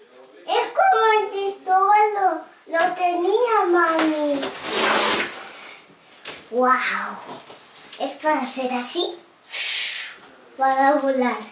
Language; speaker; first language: Spanish; early bilingual, other home language; Haitian Creole